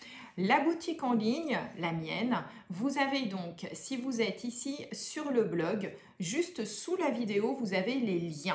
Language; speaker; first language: French; native; French